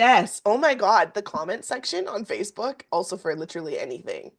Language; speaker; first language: English; native; English